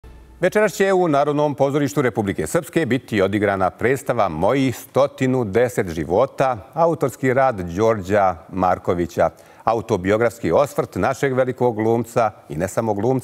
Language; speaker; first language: Bosnian; native; Bosnian